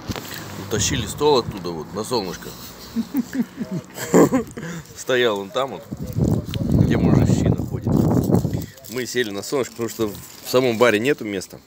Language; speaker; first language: Russian; native; Russian